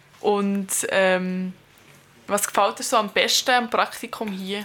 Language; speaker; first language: German; native; German